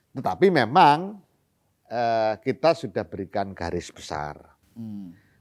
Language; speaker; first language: Indonesian; native; Indonesian